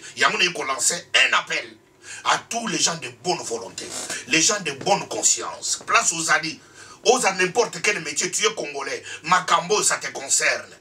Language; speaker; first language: French; non-native, local second language; Lingala